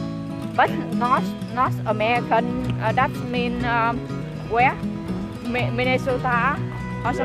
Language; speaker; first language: English; non-native, learner; Vietnamese